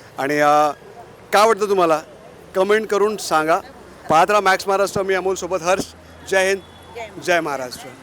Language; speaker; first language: Marathi; native; Marathi